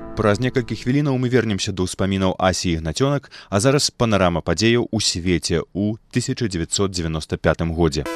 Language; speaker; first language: Belarusian; native; Belarusian